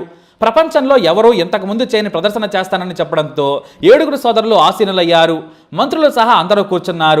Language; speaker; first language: Telugu; native; Telugu